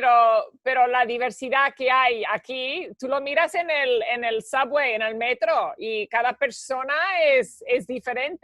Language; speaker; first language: Spanish; early bilingual, heritage; Spanish